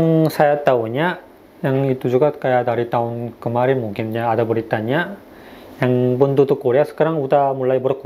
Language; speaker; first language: Indonesian; non-native, fluent; Korean